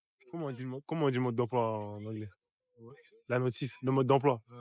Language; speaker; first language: French; native; French